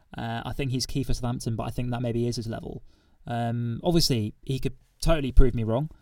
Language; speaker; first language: English; native; English